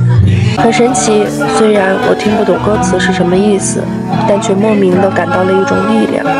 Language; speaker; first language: Chinese; native; Chinese